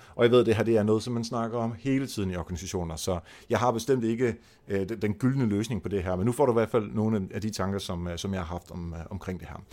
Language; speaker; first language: Danish; non-native, fluent; Dutch